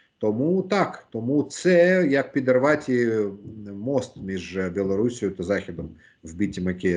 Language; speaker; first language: Ukrainian; non-native, local second language; Russian